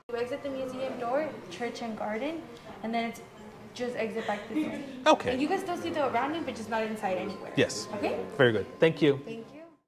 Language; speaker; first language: English; native; English